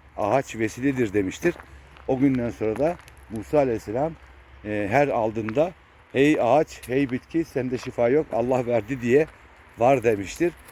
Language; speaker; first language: Turkish; native; Turkish